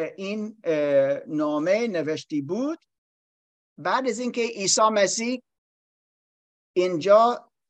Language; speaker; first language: Persian; non-native, learner; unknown